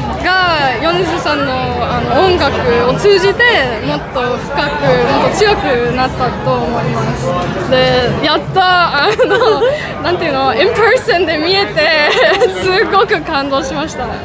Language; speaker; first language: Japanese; early bilingual, heritage; English